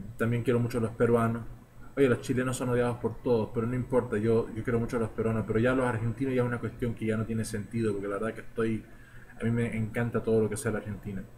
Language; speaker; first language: Spanish; early bilingual, heritage; Spanish